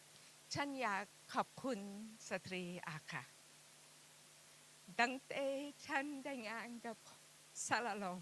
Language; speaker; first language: Thai; non-native, fluent; English